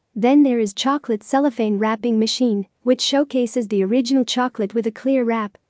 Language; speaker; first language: English; non-native, learner; Arabic